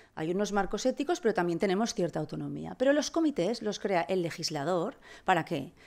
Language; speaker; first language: Spanish; non-native, local second language; Catalan